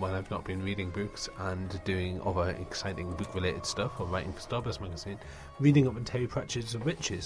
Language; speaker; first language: English; native; English